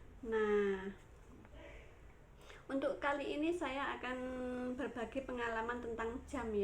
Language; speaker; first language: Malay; non-native, local second language; Javanese